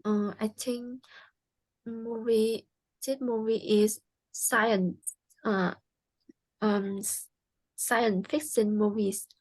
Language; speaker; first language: English; non-native, learner; Vietnamese